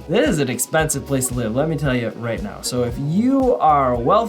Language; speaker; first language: English; native; English